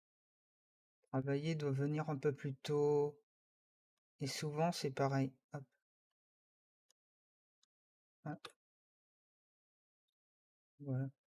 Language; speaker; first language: French; native; French